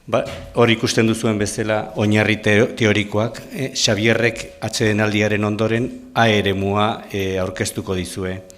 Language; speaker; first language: Basque; native; Basque